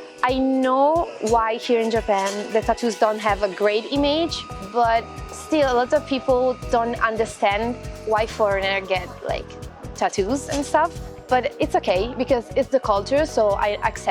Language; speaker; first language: English; non-native, fluent; Italian